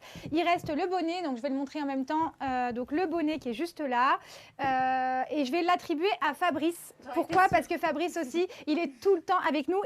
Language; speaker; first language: French; native; French